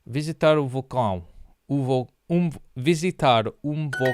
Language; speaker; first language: Portuguese; non-native, learner; English